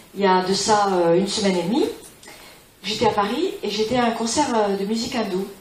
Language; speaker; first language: French; non-native, fluent; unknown